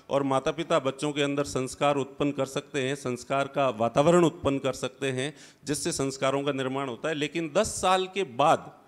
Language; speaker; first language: Hindi; native; Hindi